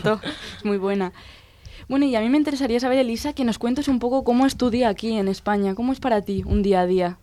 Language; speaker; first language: Spanish; native; Spanish